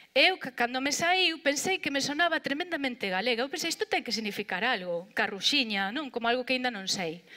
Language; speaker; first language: Galician; non-native, local second language; Spanish